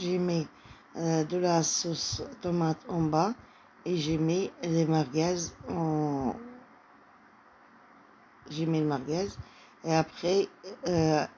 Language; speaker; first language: French; non-native, fluent; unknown